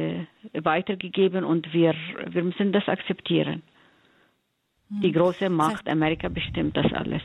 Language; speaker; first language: German; non-native, fluent; Arabic